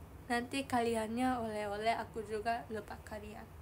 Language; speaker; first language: Indonesian; non-native, learner; Japanese